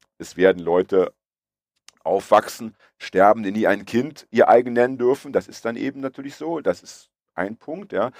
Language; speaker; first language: German; early bilingual, other home language; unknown